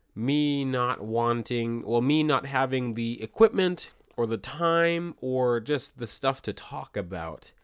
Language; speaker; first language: English; native; English